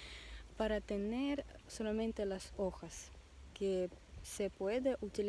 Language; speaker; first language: Spanish; non-native, learner; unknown